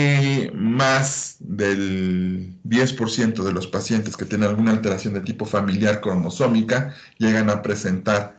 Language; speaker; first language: Spanish; native; Spanish